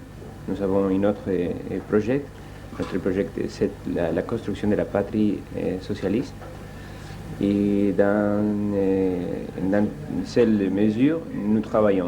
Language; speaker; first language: French; non-native, learner; Spanish